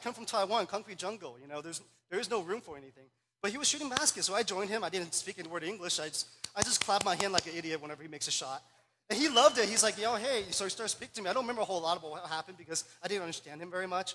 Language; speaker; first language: English; early bilingual, other home language; Chinese